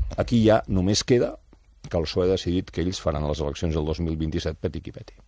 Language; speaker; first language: Catalan; native; Catalan